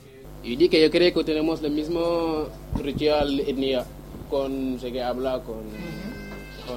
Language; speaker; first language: Spanish; non-native, learner; Wolof